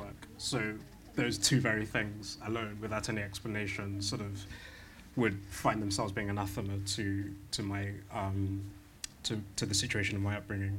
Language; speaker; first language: English; native; English